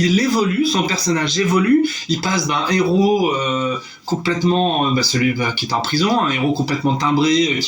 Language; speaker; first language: French; native; French